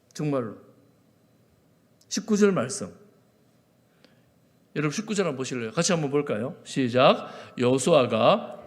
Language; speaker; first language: Korean; native; Korean